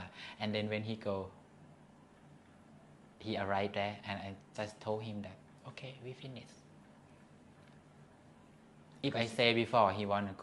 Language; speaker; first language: English; non-native, learner; Thai